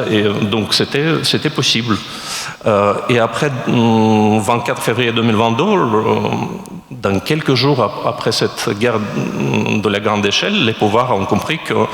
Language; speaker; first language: French; non-native, fluent; Russian